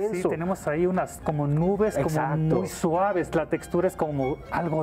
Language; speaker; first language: Spanish; native; Spanish